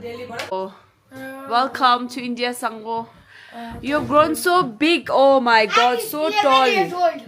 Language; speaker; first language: English; non-native, local second language; Tibetan